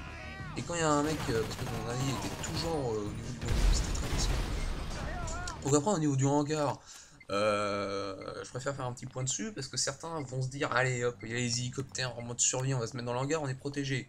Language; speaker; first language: French; native; French